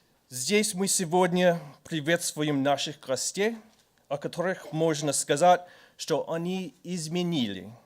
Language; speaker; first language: Russian; non-native, fluent; English